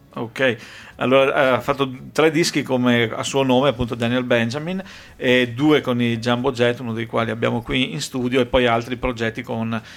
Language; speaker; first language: Italian; native; Italian